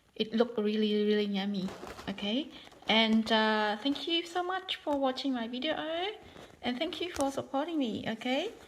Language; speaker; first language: English; non-native, learner; Khmer